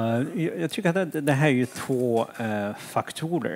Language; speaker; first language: Swedish; non-native, fluent; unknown